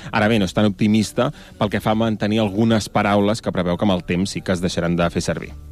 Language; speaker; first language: Catalan; native; Catalan